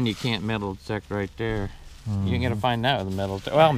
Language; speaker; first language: English; native; English